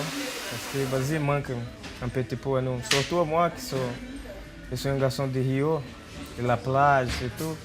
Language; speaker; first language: French; non-native, learner; Portuguese